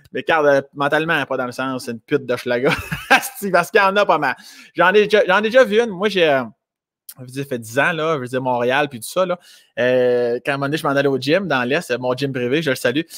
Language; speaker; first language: French; native; French